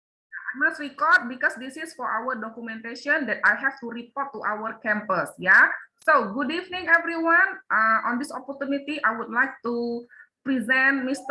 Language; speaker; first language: English; non-native, learner; Indonesian